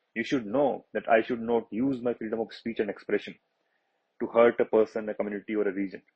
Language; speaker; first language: English; non-native, local second language; Hindi